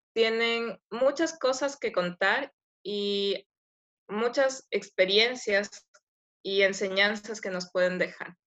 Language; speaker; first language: Spanish; native; Spanish